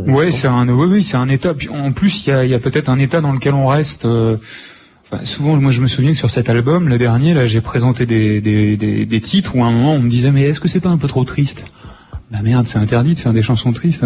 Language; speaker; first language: French; native; French